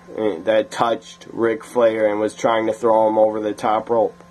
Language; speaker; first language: English; native; English